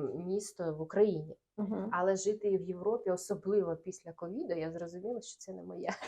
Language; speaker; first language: Ukrainian; non-native, local second language; Russian